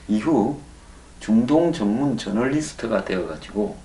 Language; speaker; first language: Korean; native; Korean